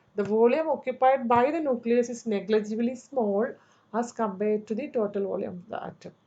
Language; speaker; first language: English; non-native, local second language; Malayalam